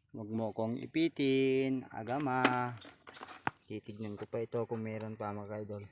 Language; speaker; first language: Filipino; non-native, local second language; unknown